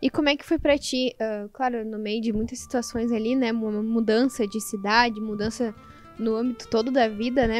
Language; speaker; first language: Portuguese; native; Portuguese